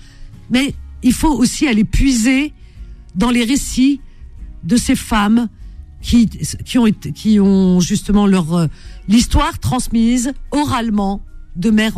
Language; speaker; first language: French; native; French